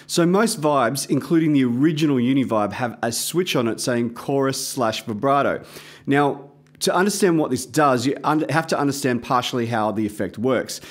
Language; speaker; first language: English; native; English